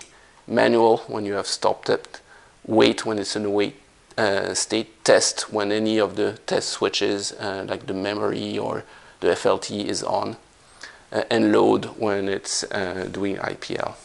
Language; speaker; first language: English; non-native, fluent; French